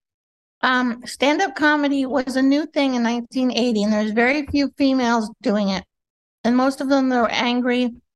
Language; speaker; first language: English; native; English